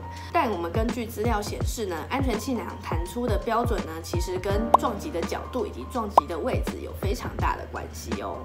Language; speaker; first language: Chinese; native; Chinese